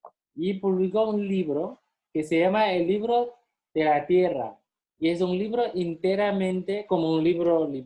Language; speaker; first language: Spanish; non-native, fluent; Chinese